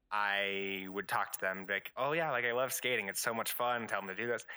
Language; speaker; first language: English; native; English